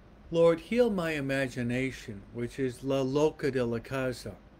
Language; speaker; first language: English; native; English